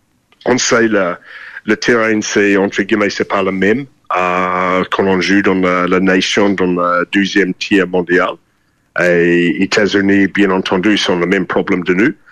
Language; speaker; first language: French; non-native, fluent; English